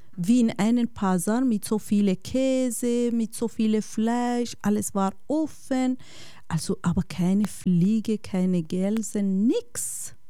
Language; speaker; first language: German; non-native, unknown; Kurdish